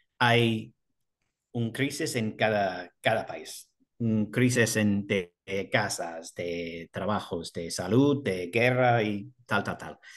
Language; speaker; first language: Spanish; non-native, learner; English